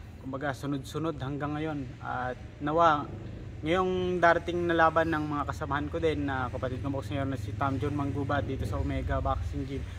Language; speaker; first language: Filipino; native; Filipino